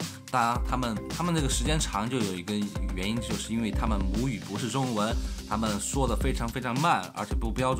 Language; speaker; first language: Chinese; native; Chinese